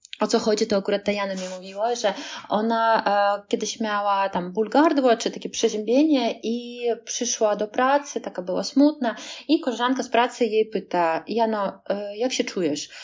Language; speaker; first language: Polish; non-native, fluent; Russian